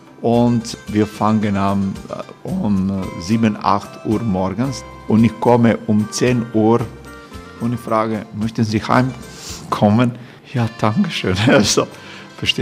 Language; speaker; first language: German; non-native, learner; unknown